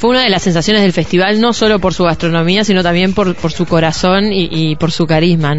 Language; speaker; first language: Spanish; native; Spanish